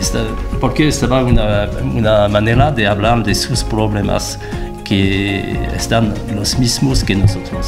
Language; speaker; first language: Spanish; non-native, fluent; French